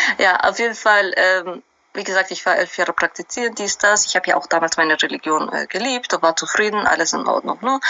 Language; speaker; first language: German; early bilingual, other home language; Albanian